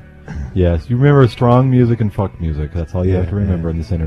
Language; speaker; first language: English; native; English